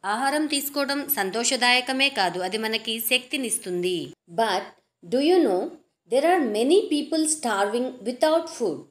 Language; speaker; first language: English; non-native, local second language; Telugu